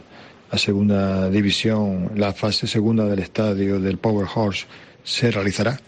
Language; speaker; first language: Spanish; native; Spanish